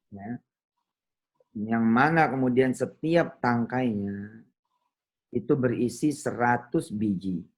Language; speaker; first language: Indonesian; native; Indonesian